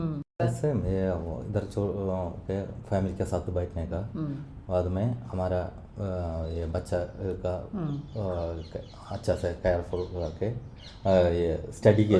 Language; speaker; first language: Hindi; non-native, learner; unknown